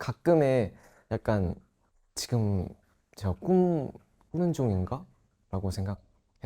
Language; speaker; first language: Korean; non-native, local second language; Thai